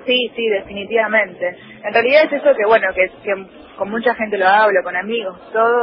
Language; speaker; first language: Spanish; early bilingual, other home language; Korean